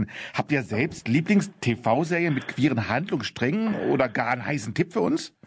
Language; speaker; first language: German; native; German